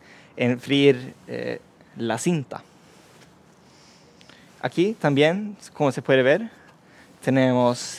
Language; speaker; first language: Spanish; non-native, learner; Swedish